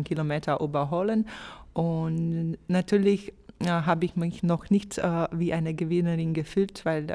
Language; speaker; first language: German; non-native, fluent; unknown